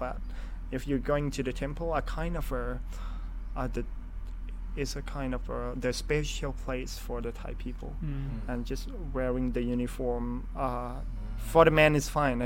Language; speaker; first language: English; non-native, fluent; Thai